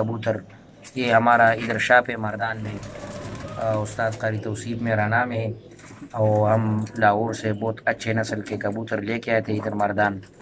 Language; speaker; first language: Hindi; non-native, local second language; Pashto